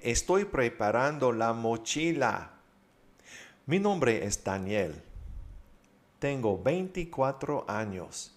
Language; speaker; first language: Spanish; non-native, fluent; English